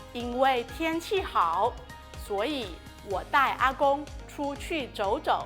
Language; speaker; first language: Chinese; non-native, fluent; Thai